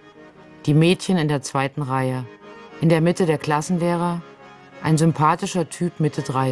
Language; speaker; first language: German; native; German